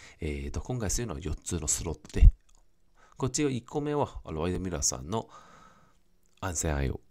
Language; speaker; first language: Japanese; non-native, fluent; Cantonese